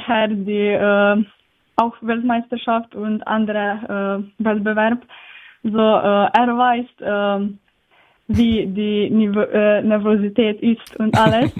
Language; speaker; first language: German; non-native, learner; Slovenian